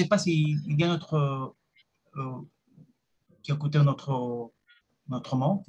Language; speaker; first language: French; non-native, learner; Spanish